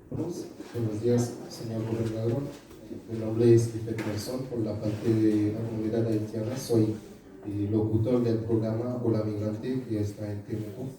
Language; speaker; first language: Spanish; non-native, fluent; Haitian Creole